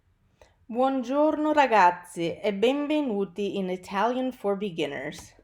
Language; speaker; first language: Italian; non-native, fluent; English